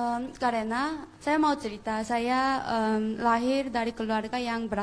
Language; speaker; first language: Indonesian; non-native, fluent; Korean